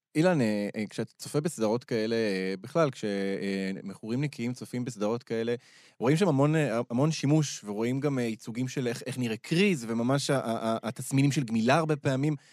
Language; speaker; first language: Hebrew; native; Hebrew